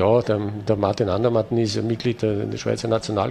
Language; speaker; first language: German; native; German